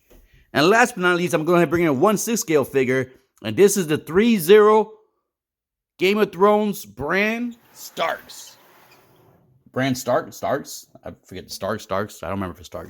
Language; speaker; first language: English; native; English